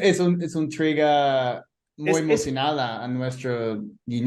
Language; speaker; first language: Spanish; non-native, fluent; English